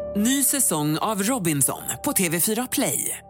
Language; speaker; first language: Swedish; native; Swedish